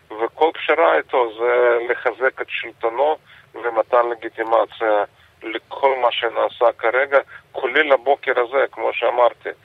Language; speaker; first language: Hebrew; non-native, fluent; Russian